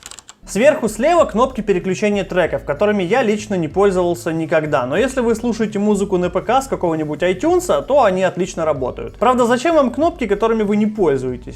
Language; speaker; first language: Russian; native; Russian